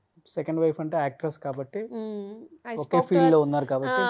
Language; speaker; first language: Telugu; native; Telugu